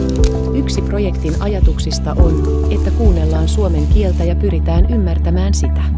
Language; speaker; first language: Finnish; native; Finnish